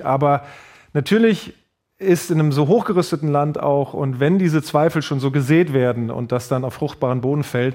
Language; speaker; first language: German; native; German